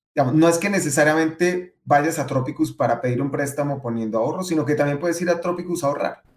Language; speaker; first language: Spanish; native; Spanish